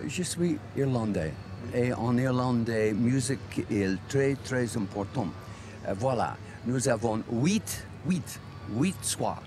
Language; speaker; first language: French; non-native, learner; English